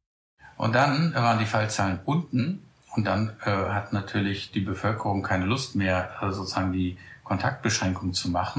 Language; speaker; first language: German; native; German